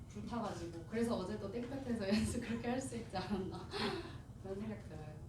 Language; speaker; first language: Korean; native; Korean